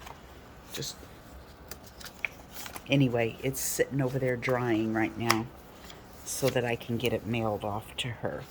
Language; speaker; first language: English; native; English